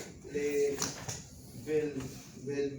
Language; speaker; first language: French; non-native, learner; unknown